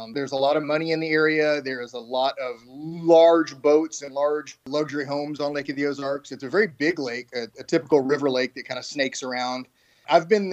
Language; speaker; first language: English; native; English